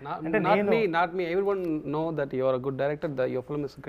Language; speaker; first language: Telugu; non-native, local second language; Tamil